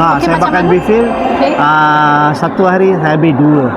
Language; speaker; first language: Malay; non-native, local second language; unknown